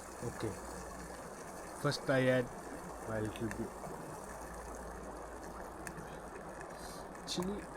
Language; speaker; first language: English; non-native, learner; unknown